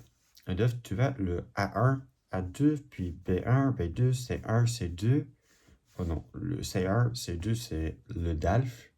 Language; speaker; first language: French; non-native, learner; English